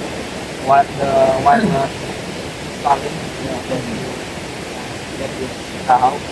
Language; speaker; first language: English; non-native, learner; Indonesian